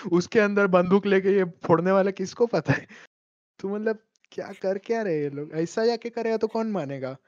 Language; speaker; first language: Hindi; non-native, local second language; Malayalam